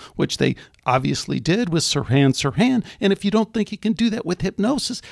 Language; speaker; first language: English; native; English